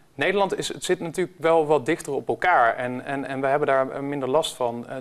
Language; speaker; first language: Dutch; native; Dutch